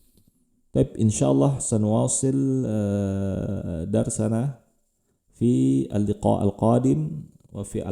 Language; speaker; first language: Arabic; non-native, fluent; Indonesian